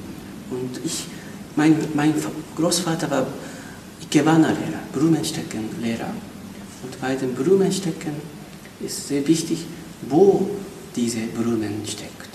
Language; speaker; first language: German; non-native, fluent; Japanese